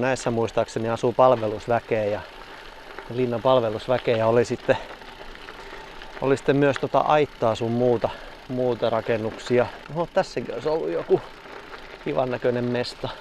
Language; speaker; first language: Finnish; native; Finnish